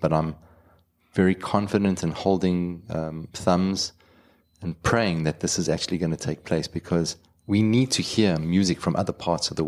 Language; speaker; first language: English; native; English